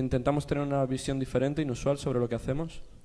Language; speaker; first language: Spanish; native; Spanish